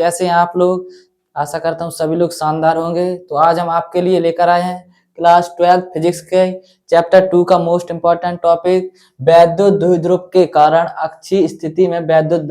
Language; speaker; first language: Hindi; native; Hindi